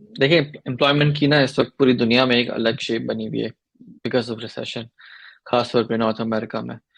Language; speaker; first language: Urdu; native; Urdu